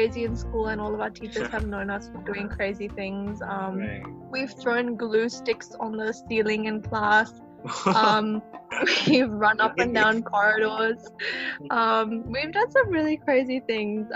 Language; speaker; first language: English; native; English